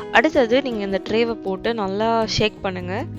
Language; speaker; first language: Tamil; native; Tamil